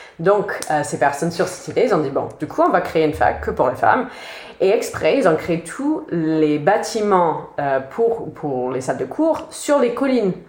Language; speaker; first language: French; non-native, fluent; English